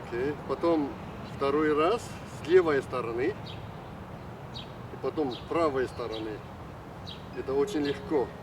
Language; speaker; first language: Russian; non-native, fluent; Chinese